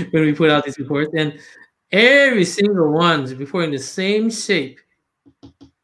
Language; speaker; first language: English; non-native, fluent; Lao